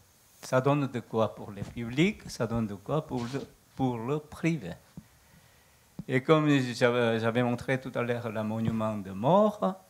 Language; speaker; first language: French; non-native, learner; Korean